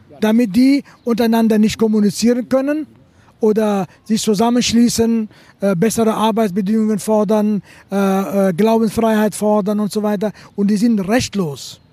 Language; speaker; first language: German; non-native, fluent; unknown